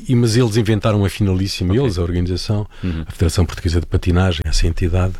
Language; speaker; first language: Portuguese; native; Portuguese